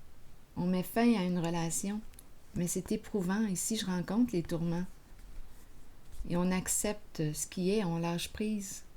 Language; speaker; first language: French; native; French